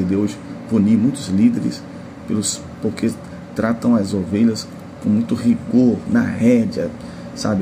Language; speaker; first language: Portuguese; native; Portuguese